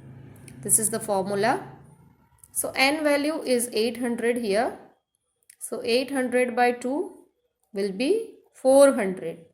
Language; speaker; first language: English; non-native, local second language; Hindi